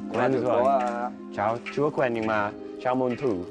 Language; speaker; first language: Vietnamese; non-native, learner; English